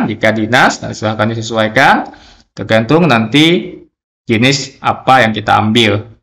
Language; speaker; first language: Indonesian; native; Indonesian